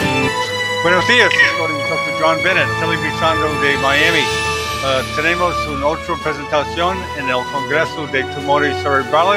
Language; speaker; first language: Spanish; non-native, learner; English